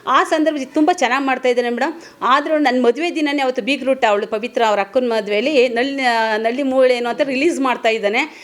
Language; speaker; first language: Kannada; native; Kannada